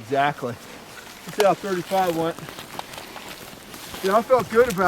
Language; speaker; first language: English; native; English